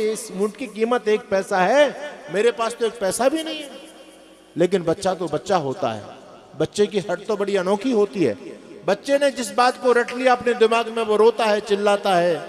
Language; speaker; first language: Hindi; native; Hindi